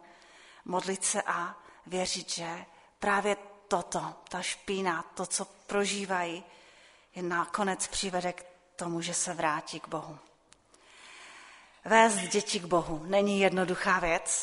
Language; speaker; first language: Czech; non-native, local second language; Polish